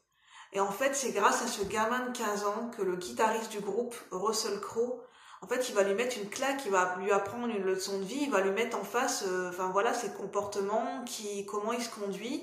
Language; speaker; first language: French; native; French